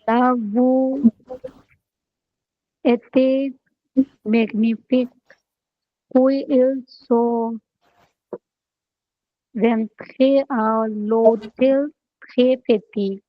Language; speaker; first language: French; non-native, learner; Bangla